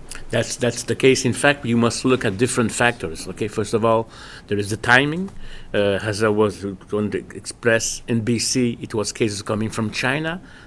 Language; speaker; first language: English; non-native, fluent; French